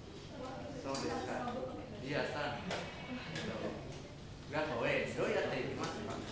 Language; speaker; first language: Japanese; non-native, learner; Indonesian